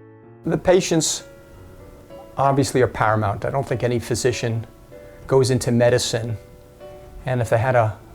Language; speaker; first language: English; native; English